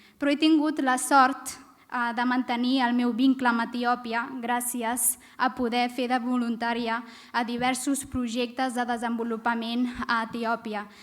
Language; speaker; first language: Catalan; early bilingual, other home language; Amharic